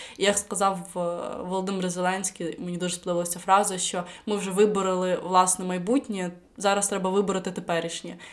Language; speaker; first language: Ukrainian; non-native, local second language; Russian